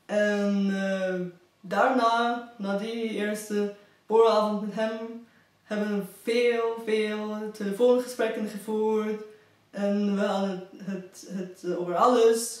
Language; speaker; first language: Dutch; non-native, fluent; Bulgarian